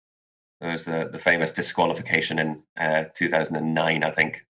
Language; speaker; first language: English; native; English